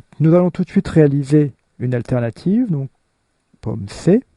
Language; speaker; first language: French; native; French